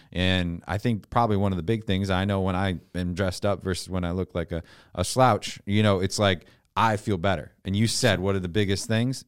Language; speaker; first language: English; native; English